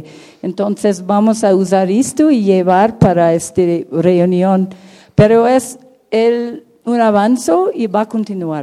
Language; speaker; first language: Spanish; non-native, fluent; English